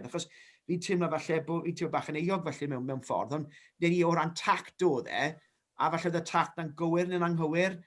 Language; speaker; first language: Welsh; native; Welsh